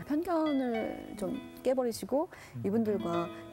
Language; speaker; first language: Korean; native; Korean